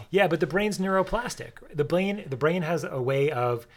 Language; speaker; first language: English; native; English